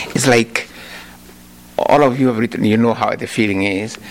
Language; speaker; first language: English; non-native, local second language; Kikuyu